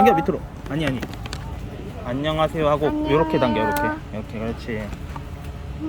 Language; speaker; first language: Korean; native; Korean